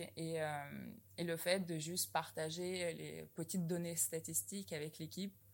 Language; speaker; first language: French; non-native, fluent; Russian